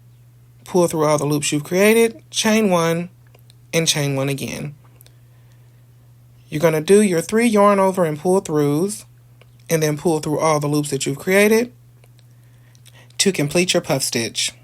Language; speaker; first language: English; native; English